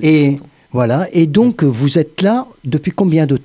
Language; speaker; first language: French; native; French